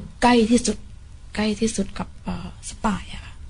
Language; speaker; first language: Thai; early bilingual, other home language; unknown